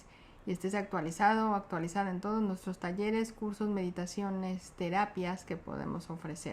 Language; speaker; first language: Spanish; native; Spanish